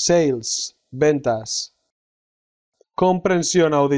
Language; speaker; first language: Spanish; native; Spanish